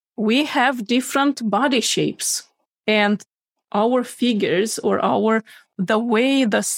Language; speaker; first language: English; non-native, fluent; Romanian